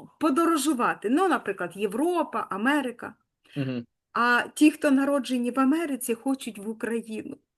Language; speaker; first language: Ukrainian; native; Ukrainian